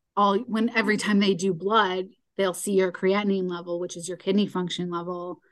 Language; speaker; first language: English; native; English